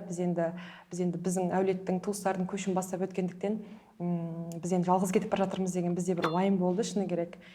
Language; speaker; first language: Kazakh; early bilingual, heritage; Kazakh